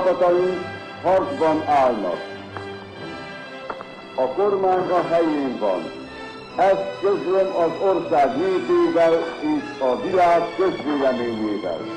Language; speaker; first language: Hungarian; native; Hungarian